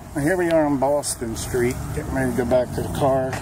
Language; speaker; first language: English; native; English